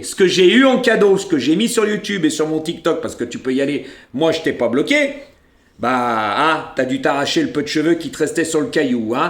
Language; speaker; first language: French; native; French